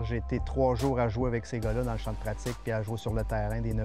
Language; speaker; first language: French; native; French